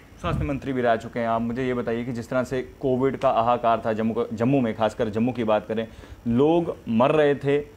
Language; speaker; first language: Hindi; native; Hindi